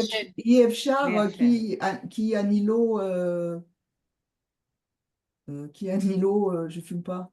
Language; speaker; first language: Hebrew; non-native, learner; French